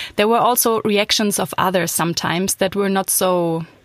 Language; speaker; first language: English; non-native, fluent; German